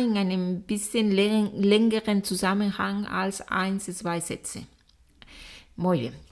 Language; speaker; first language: German; non-native, fluent; Spanish